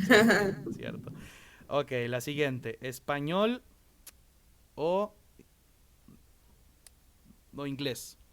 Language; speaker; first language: Spanish; native; Spanish